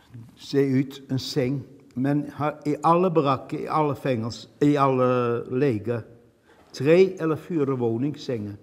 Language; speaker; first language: Swedish; non-native, fluent; Dutch